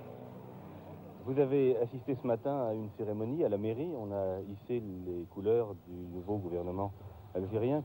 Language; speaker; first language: French; native; French